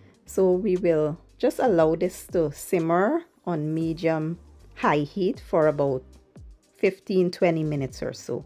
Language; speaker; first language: English; native; English